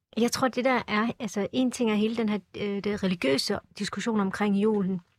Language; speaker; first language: Danish; early bilingual, other home language; Turkish